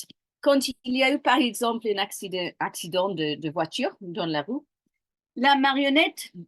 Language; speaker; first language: French; non-native, fluent; English